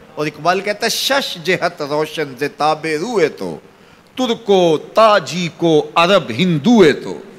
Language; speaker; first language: Urdu; non-native, local second language; Punjabi